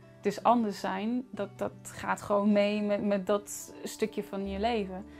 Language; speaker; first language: Dutch; non-native, fluent; English